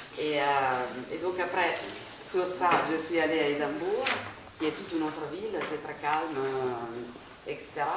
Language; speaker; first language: French; non-native, fluent; Italian